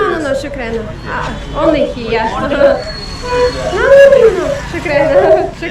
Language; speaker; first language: English; non-native, fluent; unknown